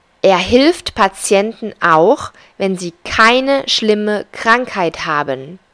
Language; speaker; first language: German; non-native, fluent; Spanish